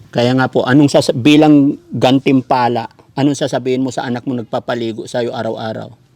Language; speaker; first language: Filipino; native; Filipino